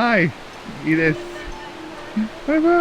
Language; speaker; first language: Japanese; non-native, learner; Portuguese